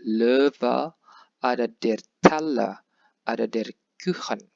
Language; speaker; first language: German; non-native, fluent; Indonesian